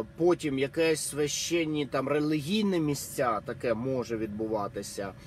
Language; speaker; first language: Ukrainian; non-native, local second language; Russian